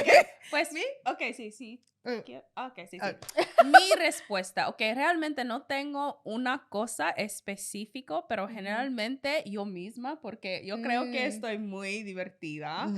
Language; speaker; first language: Spanish; non-native, learner; English